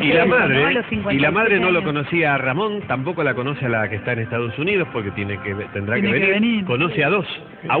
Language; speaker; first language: Spanish; native; Spanish